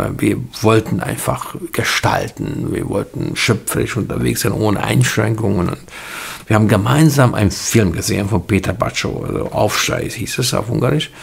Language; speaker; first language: German; non-native, fluent; Hungarian